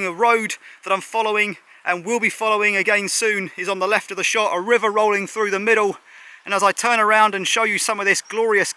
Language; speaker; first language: English; native; English